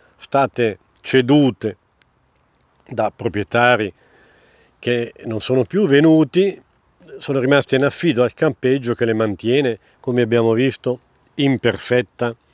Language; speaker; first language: Italian; native; Italian